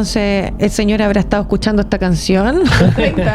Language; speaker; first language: Spanish; native; Spanish